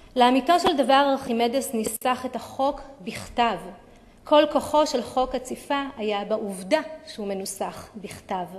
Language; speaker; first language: Hebrew; native; Hebrew